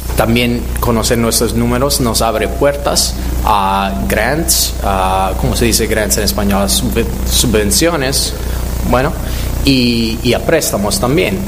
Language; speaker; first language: Spanish; non-native, fluent; Italian